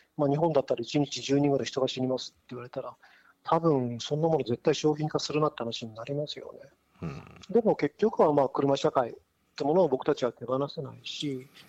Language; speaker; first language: Japanese; native; Japanese